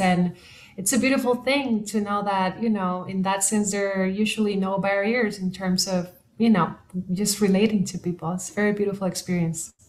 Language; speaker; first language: English; non-native, local second language; Spanish